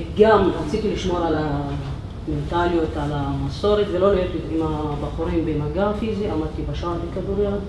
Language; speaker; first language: Hebrew; non-native, local second language; Arabic